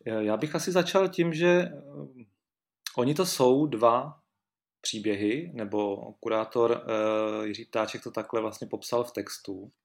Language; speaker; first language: Czech; native; Czech